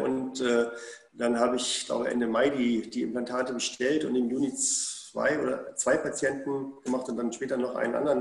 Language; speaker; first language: German; native; German